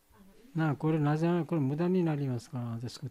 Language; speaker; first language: Japanese; non-native, fluent; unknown